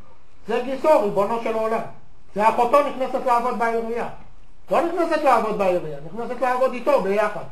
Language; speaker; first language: Hebrew; native; Hebrew